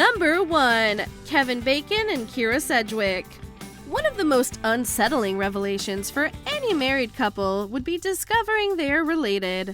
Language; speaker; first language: English; native; English